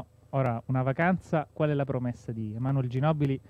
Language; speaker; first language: Italian; native; Italian